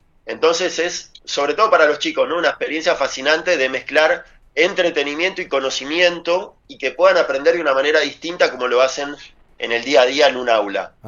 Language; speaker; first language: Spanish; native; Spanish